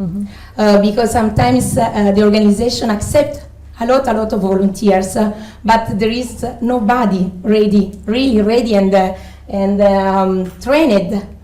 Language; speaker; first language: English; non-native, fluent; Italian